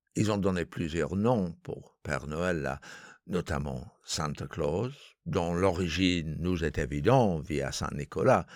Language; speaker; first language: French; non-native, fluent; English